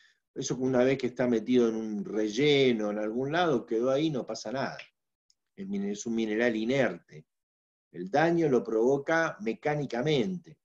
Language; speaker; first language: Spanish; native; Spanish